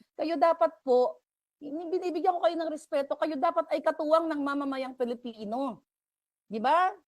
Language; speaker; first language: Filipino; native; Filipino